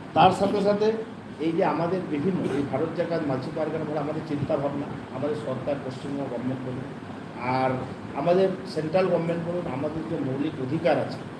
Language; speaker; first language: Bangla; non-native, local second language; Santali